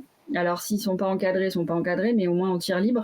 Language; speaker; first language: French; native; French